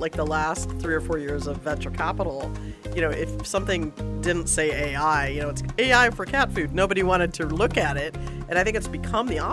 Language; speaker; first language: English; native; English